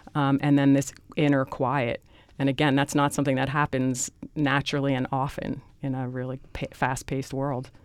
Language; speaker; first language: English; native; English